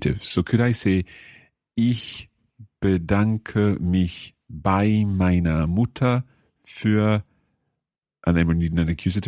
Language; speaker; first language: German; non-native, learner; English